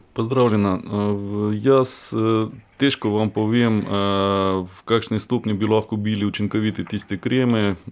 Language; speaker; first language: Slovenian; non-native, fluent; Russian